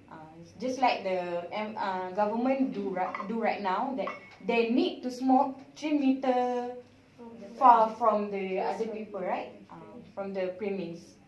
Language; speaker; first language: English; non-native, learner; Malay